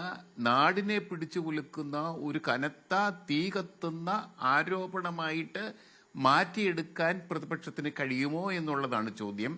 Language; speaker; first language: Malayalam; native; Malayalam